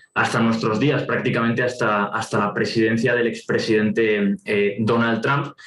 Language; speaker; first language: Spanish; native; Spanish